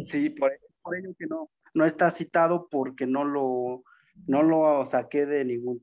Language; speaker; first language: Spanish; native; Spanish